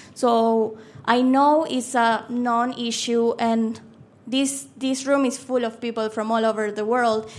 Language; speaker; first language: English; non-native, fluent; Spanish